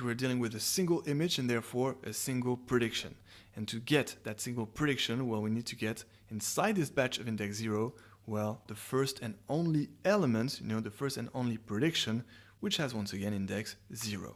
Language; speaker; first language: English; non-native, fluent; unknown